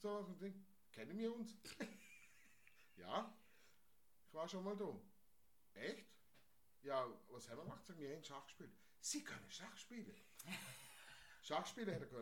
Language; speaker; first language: German; native; German